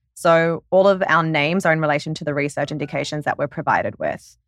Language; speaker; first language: English; native; English